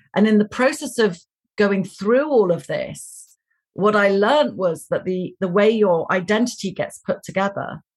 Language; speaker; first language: English; native; English